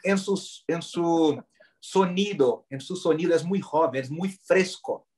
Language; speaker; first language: Spanish; non-native, learner; Portuguese